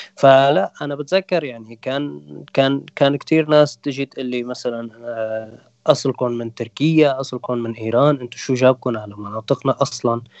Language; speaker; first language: Arabic; non-native, local second language; Kurdish